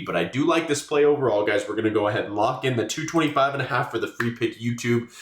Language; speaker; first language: English; native; English